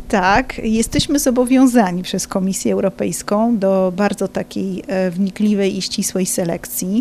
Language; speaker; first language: Polish; native; Polish